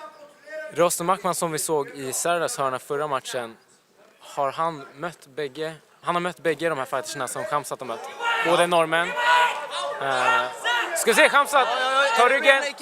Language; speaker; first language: Swedish; native; Swedish